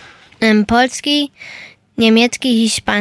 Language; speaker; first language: Polish; early bilingual, heritage; Polish